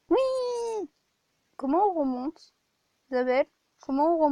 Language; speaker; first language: French; native; French